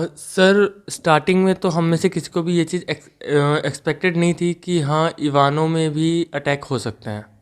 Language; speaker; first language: Hindi; native; Hindi